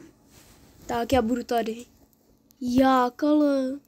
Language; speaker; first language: Czech; early bilingual, other home language; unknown